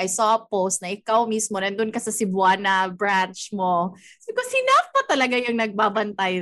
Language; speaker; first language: English; non-native, local second language; Cebuano